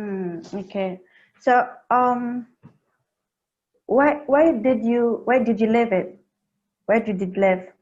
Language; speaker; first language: English; non-native, learner; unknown